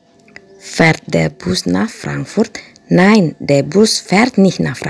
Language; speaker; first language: German; non-native, fluent; Indonesian